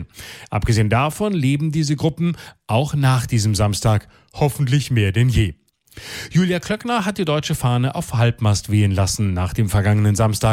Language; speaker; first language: German; native; German